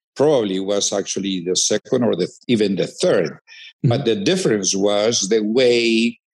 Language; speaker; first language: English; non-native, fluent; Spanish